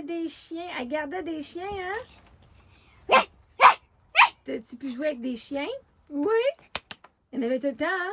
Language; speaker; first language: French; native; French